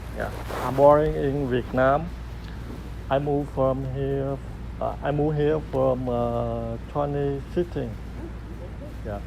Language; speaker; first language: English; non-native, learner; Vietnamese